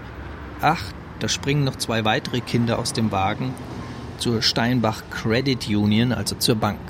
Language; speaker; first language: German; native; German